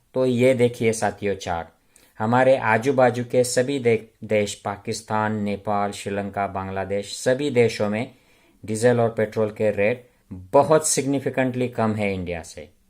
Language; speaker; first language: Hindi; non-native, local second language; Marathi